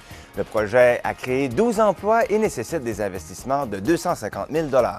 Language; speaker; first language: French; native; French